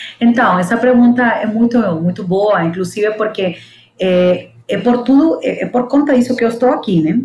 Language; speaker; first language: Portuguese; non-native, fluent; Spanish